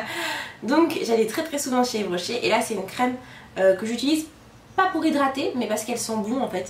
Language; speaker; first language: French; native; French